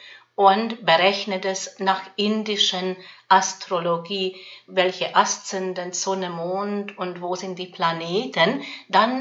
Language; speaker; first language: German; non-native, fluent; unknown